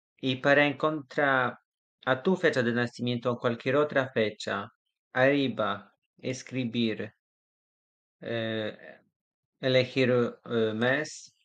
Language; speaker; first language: Spanish; non-native, learner; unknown